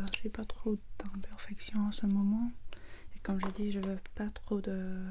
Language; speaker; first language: French; non-native, learner; English